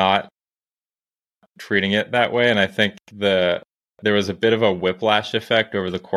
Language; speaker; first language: English; native; English